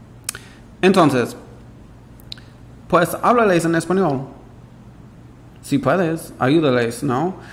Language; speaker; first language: Spanish; non-native, fluent; English